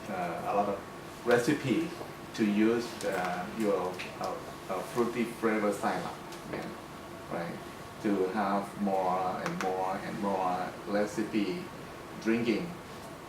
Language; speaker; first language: English; non-native, fluent; Thai